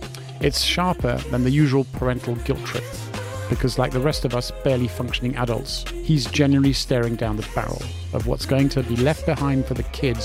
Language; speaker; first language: English; non-native, local second language; French